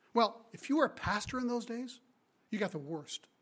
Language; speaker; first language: English; early bilingual, other home language; French